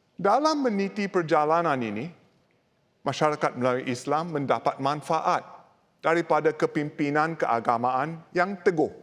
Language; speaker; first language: Malay; non-native, local second language; Chinese